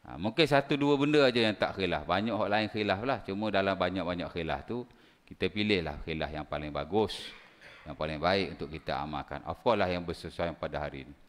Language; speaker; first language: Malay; native; Malay